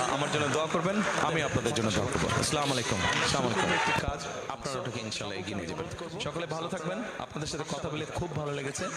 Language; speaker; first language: Bangla; native; Bangla